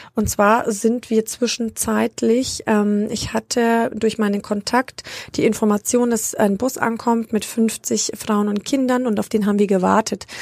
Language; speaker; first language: German; early bilingual, other home language; Romanian